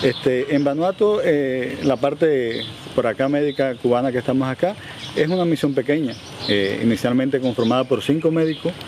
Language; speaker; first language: Spanish; native; Spanish